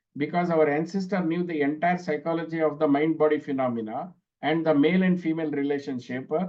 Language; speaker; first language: English; non-native, local second language; Kannada